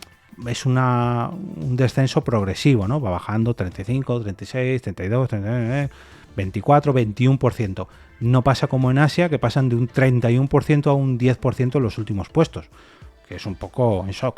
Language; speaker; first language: Spanish; native; Spanish